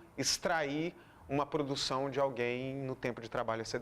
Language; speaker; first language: Portuguese; native; Portuguese